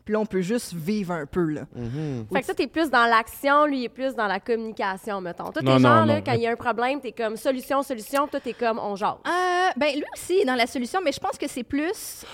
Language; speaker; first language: French; native; French